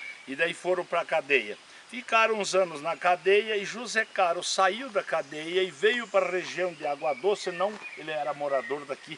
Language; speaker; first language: Portuguese; native; Portuguese